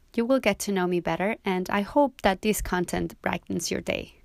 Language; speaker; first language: English; non-native, fluent; Spanish